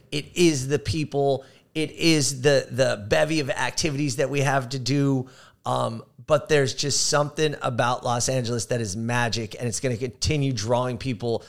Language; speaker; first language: English; native; English